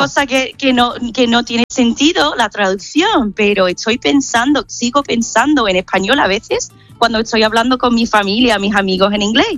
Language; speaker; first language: Spanish; non-native, fluent; English